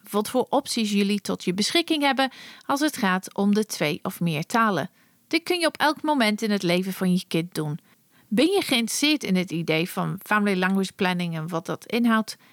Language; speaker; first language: Dutch; non-native, fluent; English